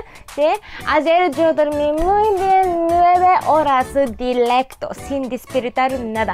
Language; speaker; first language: Spanish; non-native, learner; Japanese